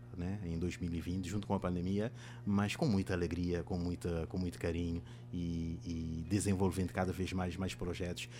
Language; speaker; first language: Portuguese; non-native, local second language; Kabuverdianu